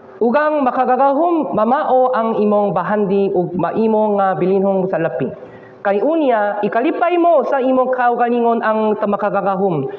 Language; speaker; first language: Cebuano; non-native, fluent; Korean